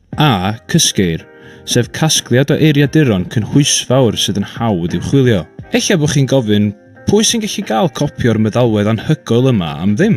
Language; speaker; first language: Welsh; native; Welsh